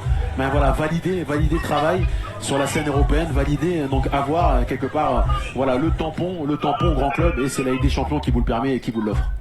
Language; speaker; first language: French; native; French